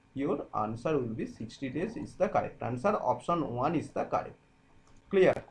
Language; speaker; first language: English; non-native, local second language; Bangla